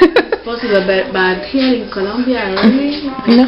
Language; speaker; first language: English; non-native, learner; Spanish